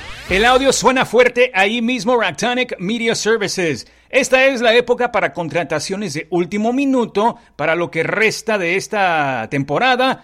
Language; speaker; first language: Spanish; early bilingual, heritage; Spanish